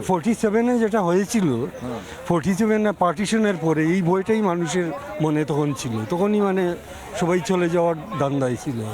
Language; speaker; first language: Bangla; native; Bangla